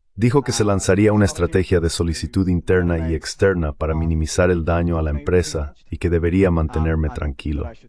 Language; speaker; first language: Spanish; non-native, fluent; English